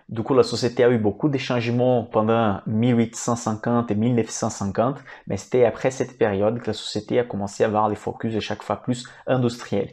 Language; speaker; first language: French; non-native, fluent; Portuguese